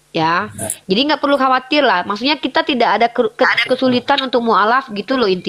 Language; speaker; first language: Indonesian; native; Indonesian